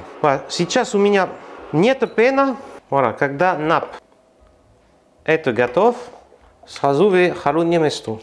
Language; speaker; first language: Russian; non-native, learner; French